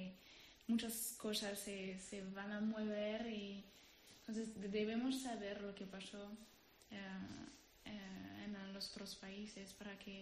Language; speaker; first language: Spanish; non-native, learner; French